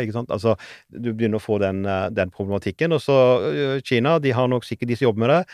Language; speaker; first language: Norwegian; native; Norwegian